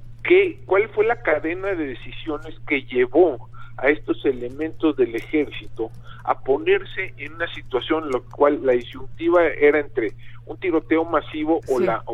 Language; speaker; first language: Spanish; native; Spanish